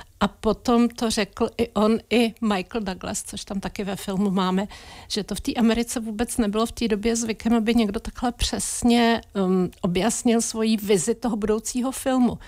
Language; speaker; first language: Czech; native; Czech